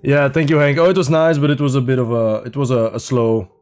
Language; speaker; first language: English; non-native, fluent; Dutch